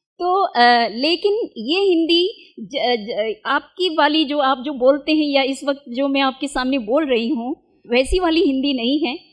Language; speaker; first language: Hindi; non-native, local second language; Nyishi